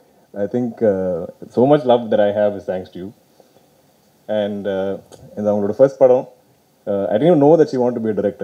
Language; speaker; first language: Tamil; non-native, local second language; Malayalam